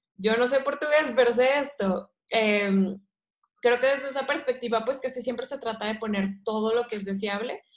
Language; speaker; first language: Spanish; native; Spanish